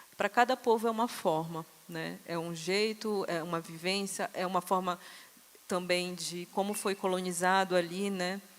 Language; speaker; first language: Portuguese; native; Portuguese